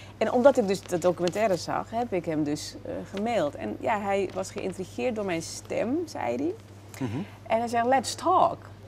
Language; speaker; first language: Dutch; native; Dutch